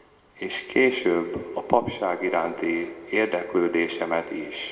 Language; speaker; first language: Hungarian; early bilingual, heritage; Hungarian